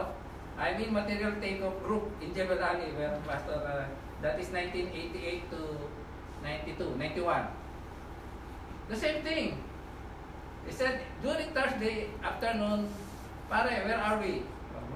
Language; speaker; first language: English; non-native, local second language; Filipino